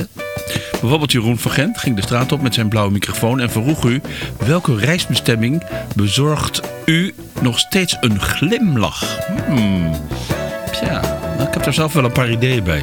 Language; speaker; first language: Dutch; native; Dutch